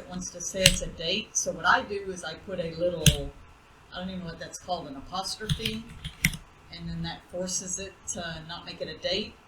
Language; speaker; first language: English; native; English